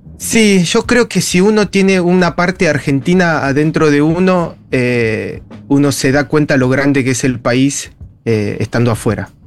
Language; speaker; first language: Spanish; early bilingual, heritage; Spanish